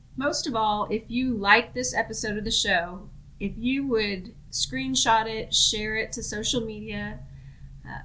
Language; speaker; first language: English; native; English